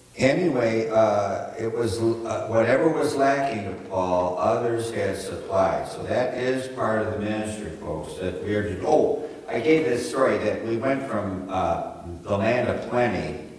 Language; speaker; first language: English; native; English